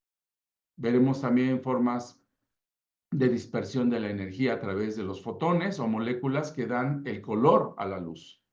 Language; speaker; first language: Spanish; native; Spanish